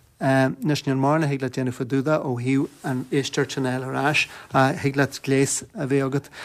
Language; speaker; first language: Irish; native; Irish